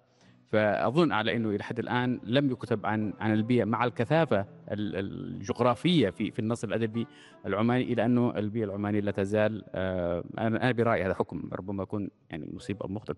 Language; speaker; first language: Arabic; non-native, local second language; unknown